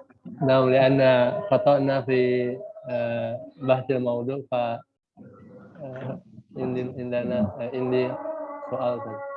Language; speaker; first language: Arabic; non-native, learner; Indonesian